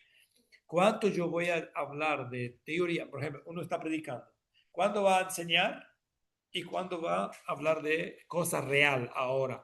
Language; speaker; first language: Spanish; non-native, fluent; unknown